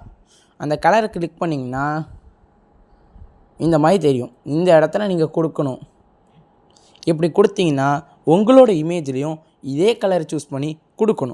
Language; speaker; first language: Tamil; native; Tamil